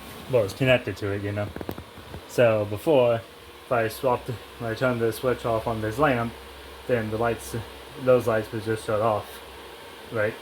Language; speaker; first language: English; native; English